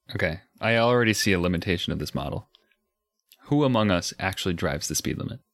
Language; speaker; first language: English; native; English